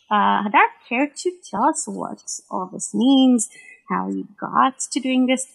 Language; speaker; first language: English; non-native, fluent; Hebrew